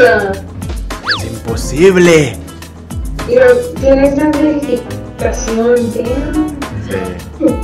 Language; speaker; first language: Spanish; non-native, learner; Indonesian